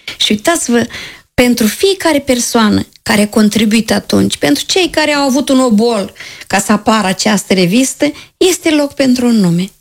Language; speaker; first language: Romanian; native; Romanian